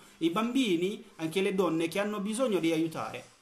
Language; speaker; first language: Italian; non-native, learner; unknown